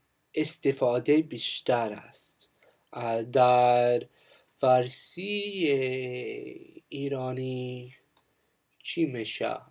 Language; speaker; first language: Persian; non-native, learner; English